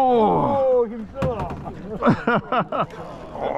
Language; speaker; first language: Korean; native; Korean